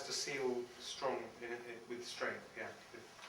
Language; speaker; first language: English; native; English